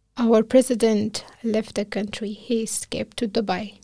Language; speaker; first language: English; non-native, fluent; Pashto